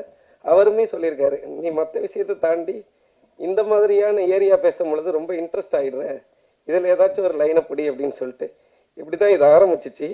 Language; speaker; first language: Tamil; native; Tamil